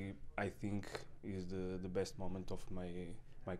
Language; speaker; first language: English; non-native, learner; Portuguese